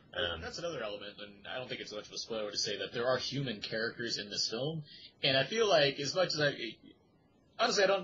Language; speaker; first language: English; native; English